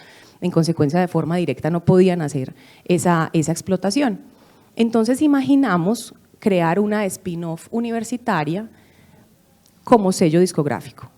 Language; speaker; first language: Spanish; native; Spanish